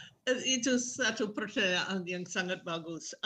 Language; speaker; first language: Indonesian; non-native, fluent; English